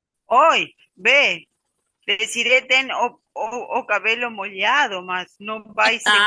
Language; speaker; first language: Portuguese; non-native, learner; Spanish